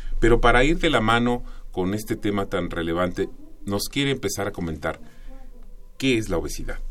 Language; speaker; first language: Spanish; native; Spanish